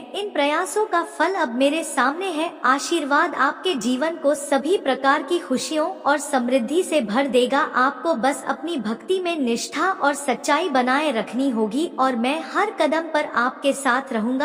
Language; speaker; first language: Hindi; native; Hindi